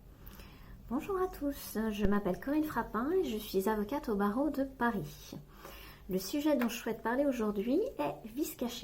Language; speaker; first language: French; native; French